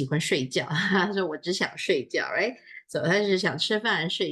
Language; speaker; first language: Chinese; non-native, fluent; English